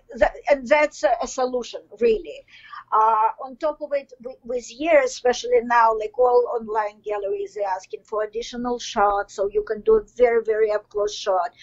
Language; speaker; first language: English; non-native, fluent; Russian